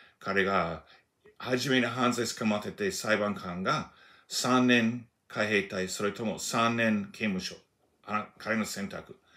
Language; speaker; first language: Japanese; non-native, fluent; English